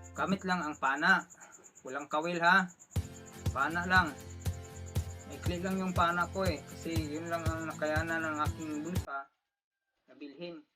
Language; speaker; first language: Filipino; non-native, local second language; Cebuano